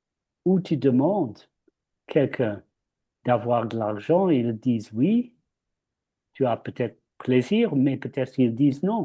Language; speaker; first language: French; non-native, fluent; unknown